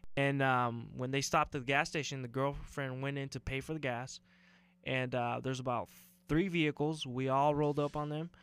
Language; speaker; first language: English; native; English